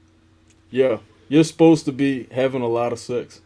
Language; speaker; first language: English; native; English